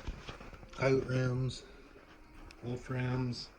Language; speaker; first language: English; native; English